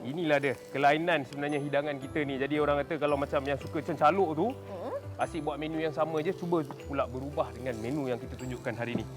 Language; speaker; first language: Malay; native; Malay